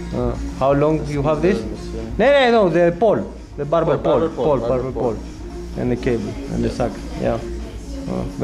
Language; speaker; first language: English; non-native, learner; Greek